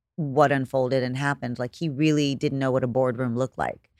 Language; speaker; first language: English; native; English